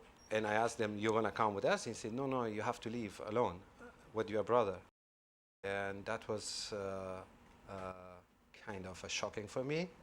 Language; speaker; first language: English; non-native, fluent; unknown